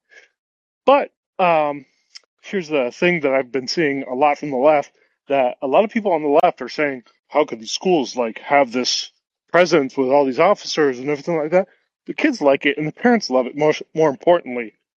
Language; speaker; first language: English; native; English